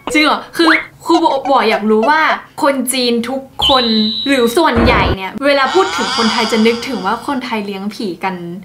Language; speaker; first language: Thai; native; Thai